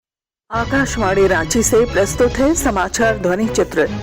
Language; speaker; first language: Hindi; native; Hindi